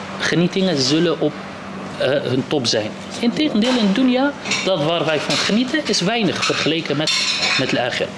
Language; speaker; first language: Dutch; early bilingual, other home language; Arabic